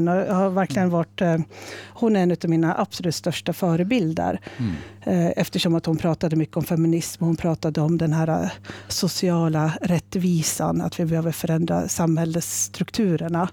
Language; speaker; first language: Swedish; native; Swedish